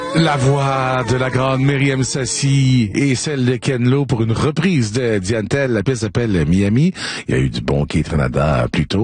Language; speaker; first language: French; native; French